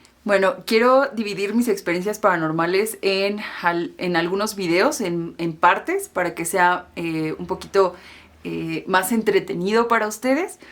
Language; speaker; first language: Spanish; native; Spanish